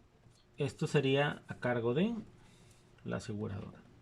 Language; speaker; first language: Spanish; native; Spanish